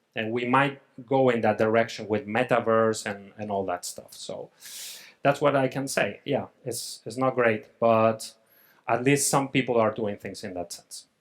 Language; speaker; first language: English; non-native, fluent; Catalan